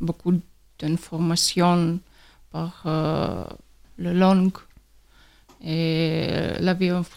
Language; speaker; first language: French; non-native, learner; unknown